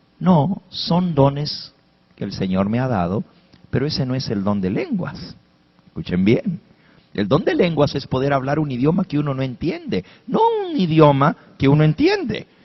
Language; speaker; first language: Spanish; early bilingual, heritage; Spanish